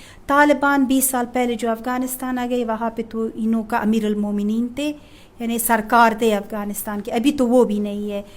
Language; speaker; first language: Hindi; non-native, fluent; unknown